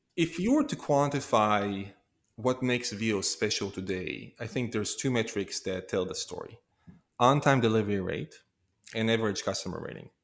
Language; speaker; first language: English; non-native, fluent; Hebrew